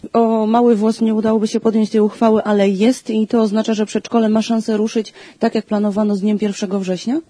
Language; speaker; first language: Polish; native; Polish